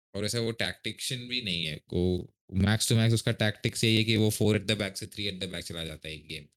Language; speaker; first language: Hindi; non-native, local second language; Marathi